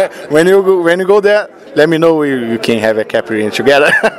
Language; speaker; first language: English; non-native, fluent; Portuguese